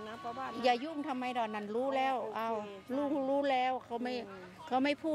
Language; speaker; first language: German; non-native, learner; Thai